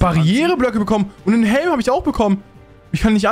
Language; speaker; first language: German; native; German